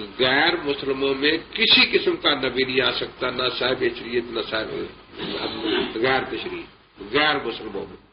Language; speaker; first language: Urdu; non-native, local second language; Punjabi